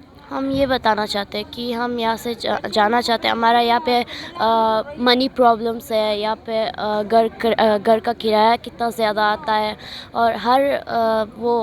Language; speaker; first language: Hindi; non-native, fluent; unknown